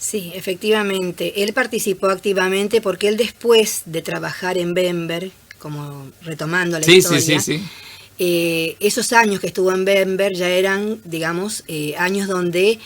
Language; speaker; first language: Spanish; native; Spanish